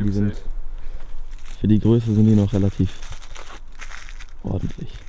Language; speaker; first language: German; native; German